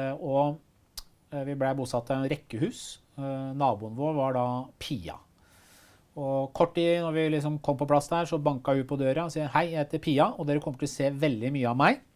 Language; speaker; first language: Norwegian; early bilingual, other home language; Persian